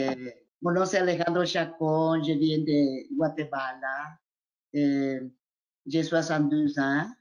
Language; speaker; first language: French; non-native, fluent; Spanish